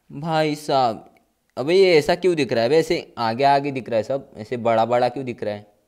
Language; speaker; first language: Hindi; non-native, local second language; Marathi